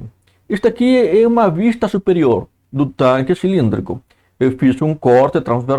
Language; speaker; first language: Portuguese; native; Portuguese